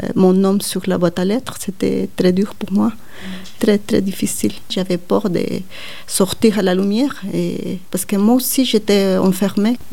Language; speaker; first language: French; non-native, learner; Spanish